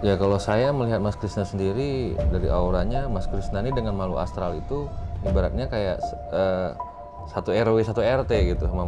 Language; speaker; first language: Indonesian; native; Indonesian